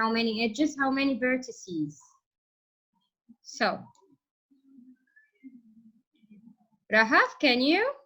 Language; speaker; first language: English; non-native, fluent; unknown